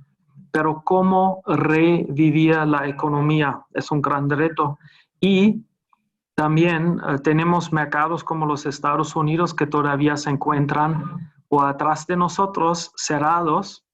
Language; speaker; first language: Spanish; non-native, fluent; German